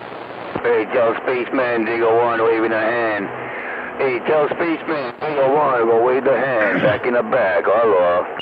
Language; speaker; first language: English; native; English